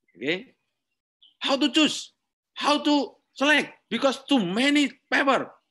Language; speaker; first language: English; non-native, learner; Indonesian